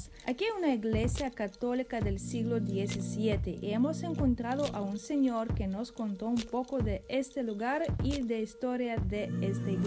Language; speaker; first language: Spanish; non-native, fluent; Russian